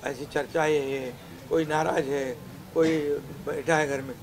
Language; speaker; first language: Hindi; non-native, local second language; Marathi